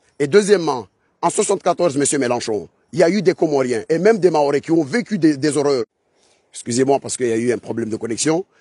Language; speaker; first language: French; non-native, local second language; Ngazidja Comorian